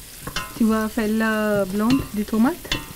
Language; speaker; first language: French; non-native, learner; Hindi